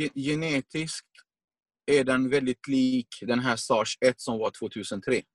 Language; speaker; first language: Swedish; non-native, fluent; Arabic